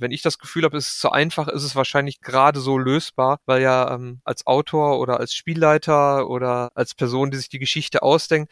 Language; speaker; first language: German; native; German